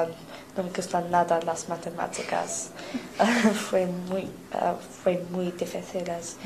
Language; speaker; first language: Spanish; non-native, learner; English